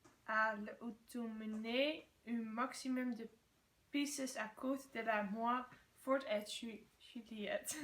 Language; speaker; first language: French; non-native, learner; Dutch